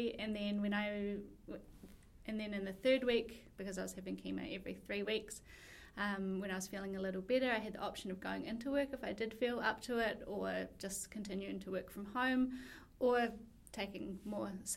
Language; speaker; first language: English; native; English